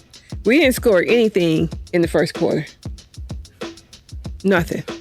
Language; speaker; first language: English; native; English